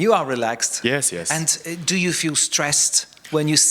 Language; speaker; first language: English; non-native, fluent; Polish